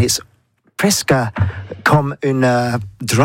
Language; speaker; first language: French; non-native, learner; English